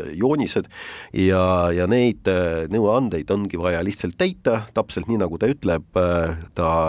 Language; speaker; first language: Estonian; non-native, local second language; Russian